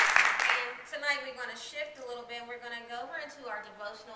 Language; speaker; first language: English; native; English